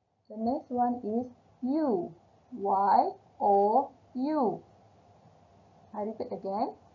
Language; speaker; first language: English; non-native, local second language; Malay